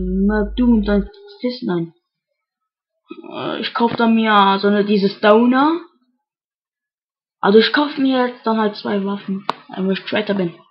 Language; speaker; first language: German; native; German